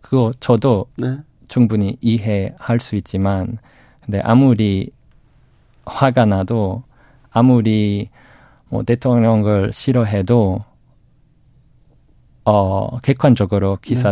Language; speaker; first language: Korean; non-native, learner; English